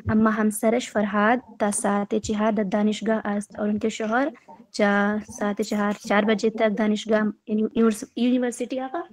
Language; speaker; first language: Persian; non-native, learner; Urdu